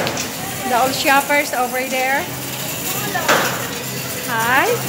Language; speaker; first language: English; non-native, local second language; Filipino